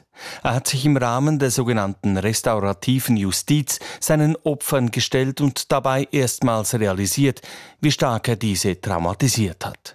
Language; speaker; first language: German; native; German